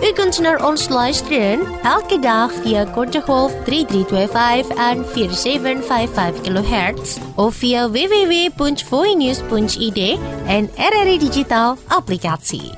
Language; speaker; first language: Dutch; non-native, fluent; Indonesian